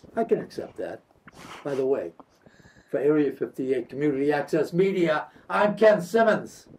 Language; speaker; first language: English; native; English